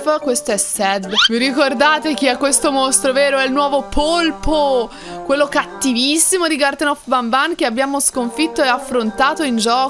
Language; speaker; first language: Italian; native; Italian